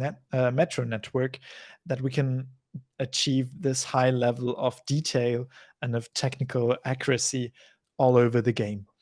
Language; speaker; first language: English; non-native, fluent; German